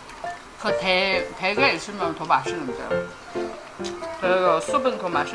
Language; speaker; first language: Korean; non-native, fluent; Chinese